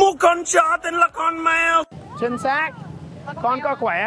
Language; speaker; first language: Vietnamese; non-native, fluent; English